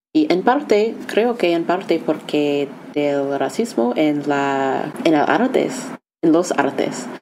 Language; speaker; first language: Spanish; non-native, learner; English